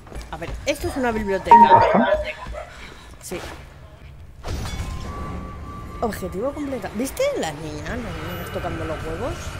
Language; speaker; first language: Spanish; native; Spanish